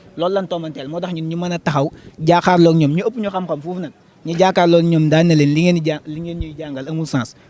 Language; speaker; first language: Wolof; non-native, local second language; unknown